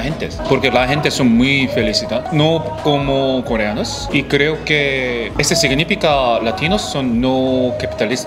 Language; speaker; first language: Spanish; non-native, learner; Korean